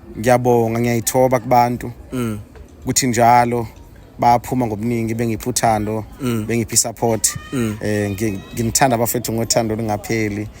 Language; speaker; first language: Zulu; native; Zulu